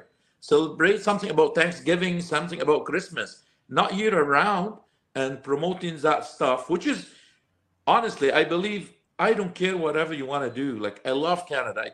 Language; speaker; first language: English; non-native, fluent; Arabic